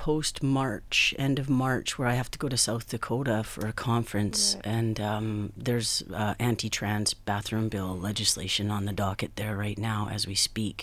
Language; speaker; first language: English; native; English